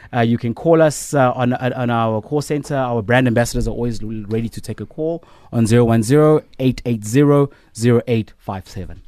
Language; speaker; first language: English; non-native, local second language; Zulu